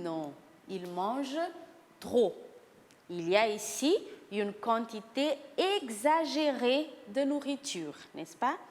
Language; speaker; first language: French; non-native, fluent; Portuguese